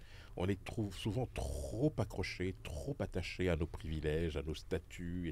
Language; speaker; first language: French; native; French